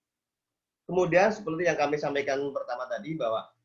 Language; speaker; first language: Indonesian; native; Indonesian